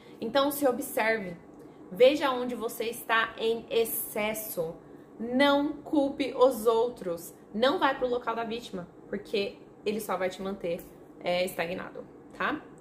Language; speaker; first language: Portuguese; non-native, fluent; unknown